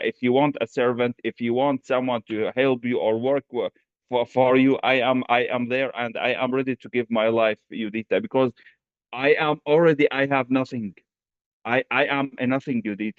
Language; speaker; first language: English; non-native, fluent; Arabic